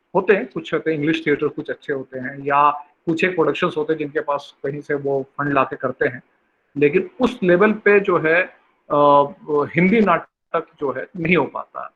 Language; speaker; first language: Hindi; non-native, local second language; Bangla